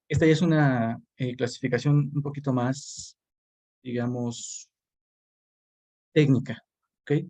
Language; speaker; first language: Spanish; native; Spanish